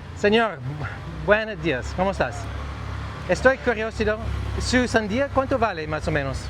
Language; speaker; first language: Spanish; non-native, learner; English